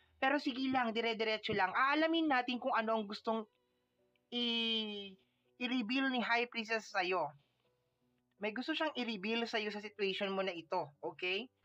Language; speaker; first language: Filipino; non-native, local second language; Waray